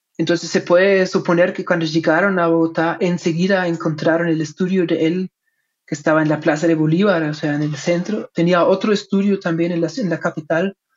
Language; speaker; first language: Spanish; non-native, fluent; German